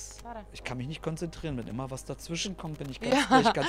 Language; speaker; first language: German; native; German